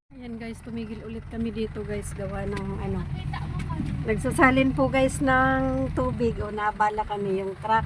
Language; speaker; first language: Filipino; non-native, local second language; Bikol